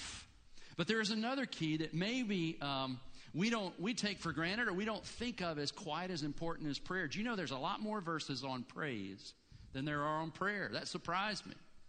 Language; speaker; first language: English; native; English